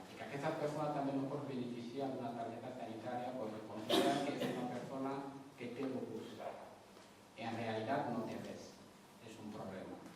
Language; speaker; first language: Catalan; non-native, fluent; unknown